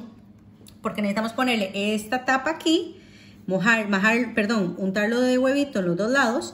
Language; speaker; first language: Spanish; native; Spanish